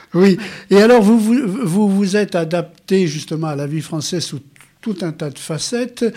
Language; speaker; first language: French; native; French